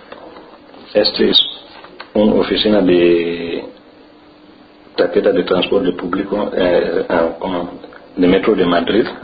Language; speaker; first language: Spanish; non-native, learner; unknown